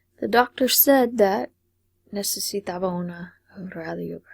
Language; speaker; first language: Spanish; non-native, fluent; English